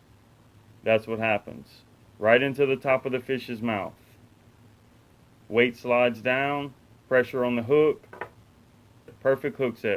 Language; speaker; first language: English; native; English